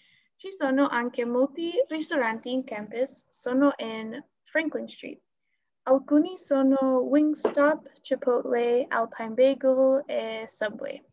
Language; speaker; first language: Italian; non-native, learner; English